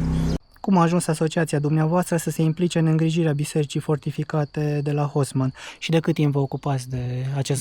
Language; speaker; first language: Romanian; native; Romanian